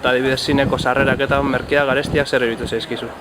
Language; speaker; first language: Basque; native; Basque